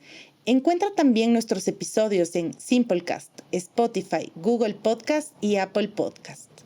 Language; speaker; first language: Spanish; native; Spanish